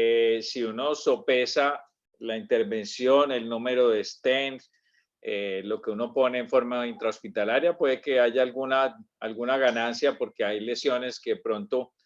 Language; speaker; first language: Spanish; native; Spanish